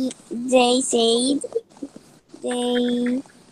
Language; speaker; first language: English; non-native, learner; Spanish